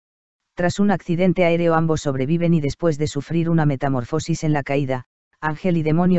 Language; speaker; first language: Spanish; native; Spanish